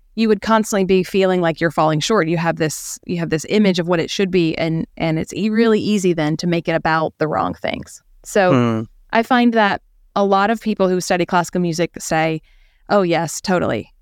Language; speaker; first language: English; native; English